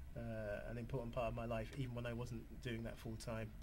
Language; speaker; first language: English; native; English